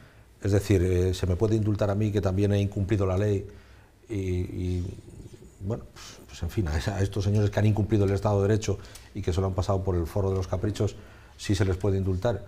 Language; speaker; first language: Spanish; native; Spanish